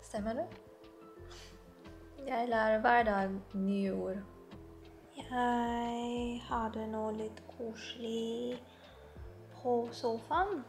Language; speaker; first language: Norwegian; non-native, learner; Filipino